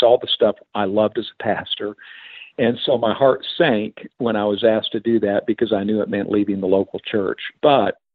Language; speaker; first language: English; native; English